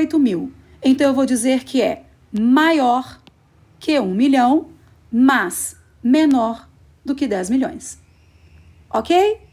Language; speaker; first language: Portuguese; native; Portuguese